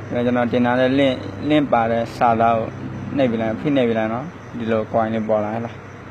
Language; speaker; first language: Burmese; native; Burmese